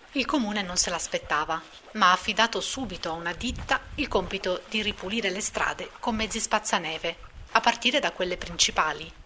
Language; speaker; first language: Italian; native; Italian